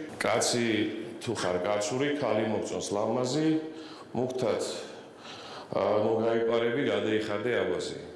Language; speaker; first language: Georgian; non-native, local second language; Russian